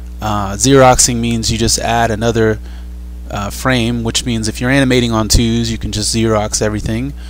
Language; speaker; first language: English; native; English